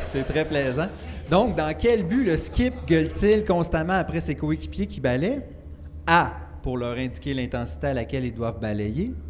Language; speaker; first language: French; native; French